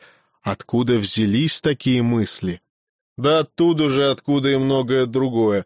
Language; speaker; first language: Russian; native; Russian